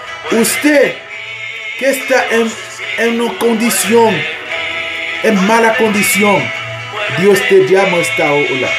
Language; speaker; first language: Spanish; non-native, learner; Haitian Creole